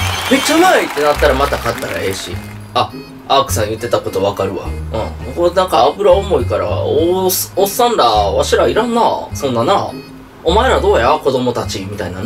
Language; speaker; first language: Japanese; native; Japanese